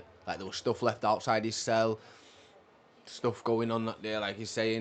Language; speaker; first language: English; native; English